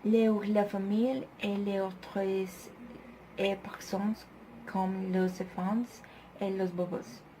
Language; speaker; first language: French; non-native, learner; Spanish